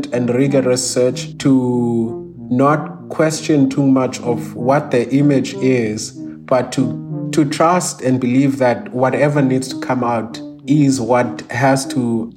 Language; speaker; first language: English; non-native, local second language; Xhosa